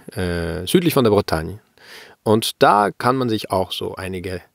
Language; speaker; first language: German; early bilingual, heritage; German